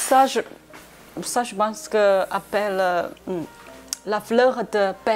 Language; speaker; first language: French; non-native, learner; Chinese